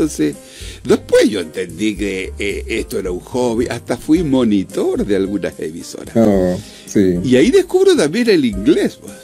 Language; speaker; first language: Spanish; native; Spanish